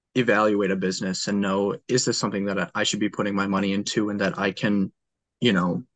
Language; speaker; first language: English; native; English